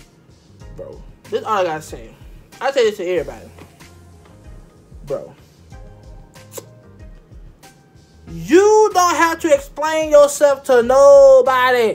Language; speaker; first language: English; native; English